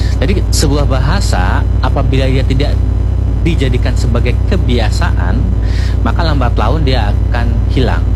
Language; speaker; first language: Indonesian; non-native, local second language; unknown